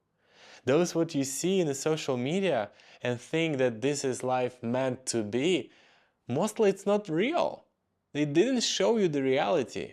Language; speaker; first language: English; non-native, fluent; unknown